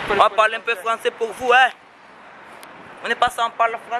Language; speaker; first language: French; non-native, local second language; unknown